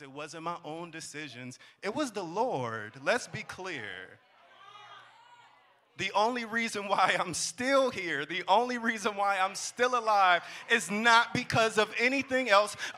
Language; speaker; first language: English; native; English